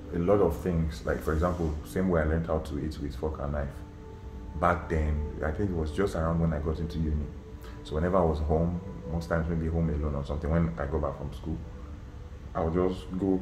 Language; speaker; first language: English; non-native, local second language; Yoruba